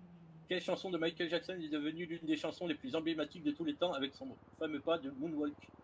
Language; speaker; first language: French; native; French